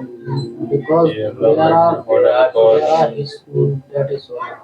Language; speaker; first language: English; non-native, learner; Hindi